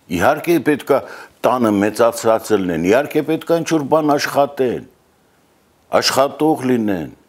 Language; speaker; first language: Armenian; native; Armenian